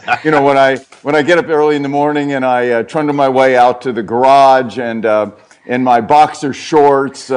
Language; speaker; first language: English; native; English